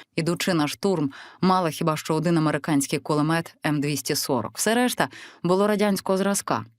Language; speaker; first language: Ukrainian; early bilingual, other home language; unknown